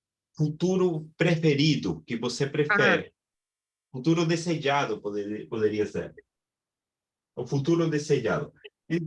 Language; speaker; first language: Portuguese; non-native, fluent; Spanish